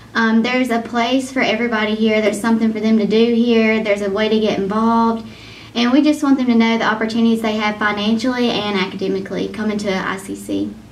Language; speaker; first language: English; native; English